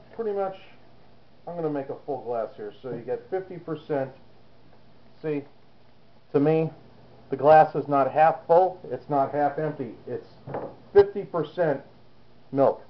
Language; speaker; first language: English; native; English